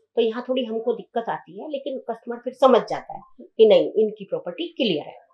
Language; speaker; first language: Hindi; native; Hindi